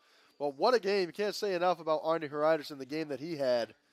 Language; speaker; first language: English; native; English